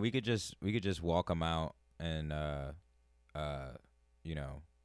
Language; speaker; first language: English; early bilingual, other home language; Spanish